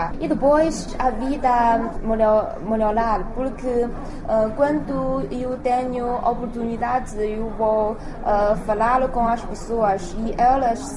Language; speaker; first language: Portuguese; non-native, learner; Chinese